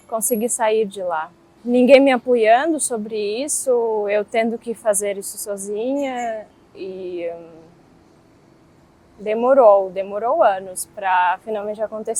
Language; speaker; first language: Portuguese; non-native, fluent; Russian